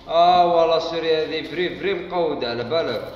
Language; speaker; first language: Arabic; native; Arabic